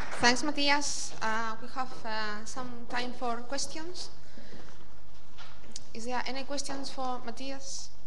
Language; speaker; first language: English; non-native, fluent; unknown